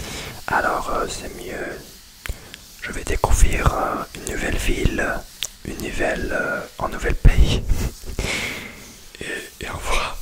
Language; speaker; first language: French; non-native, learner; English